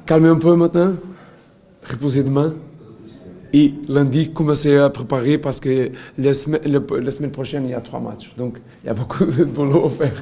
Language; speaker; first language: French; non-native, learner; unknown